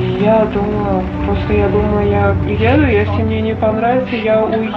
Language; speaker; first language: Russian; non-native, learner; Uzbek